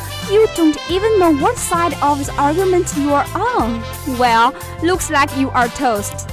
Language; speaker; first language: English; non-native, fluent; Chinese